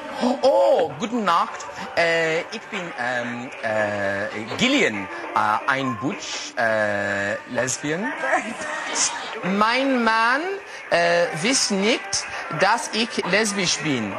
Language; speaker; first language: German; non-native, learner; English